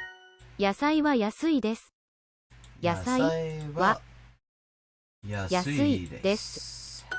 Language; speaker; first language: Japanese; non-native, learner; English